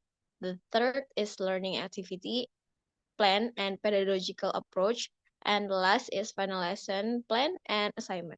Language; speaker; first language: English; non-native, learner; Indonesian